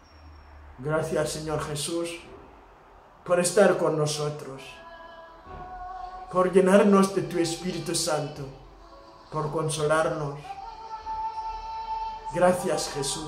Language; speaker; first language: Spanish; non-native, fluent; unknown